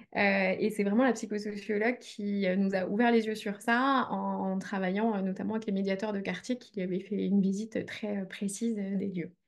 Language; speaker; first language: French; native; French